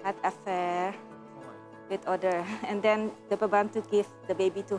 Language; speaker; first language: English; non-native, learner; Dutch